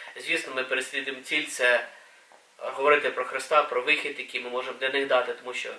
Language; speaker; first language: Ukrainian; native; Ukrainian